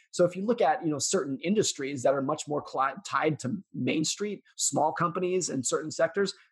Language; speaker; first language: English; native; English